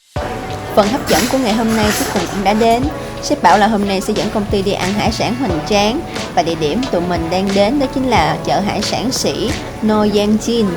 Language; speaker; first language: Vietnamese; native; Vietnamese